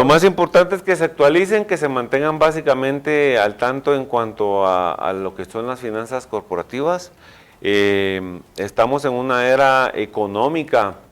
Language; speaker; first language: Spanish; native; Spanish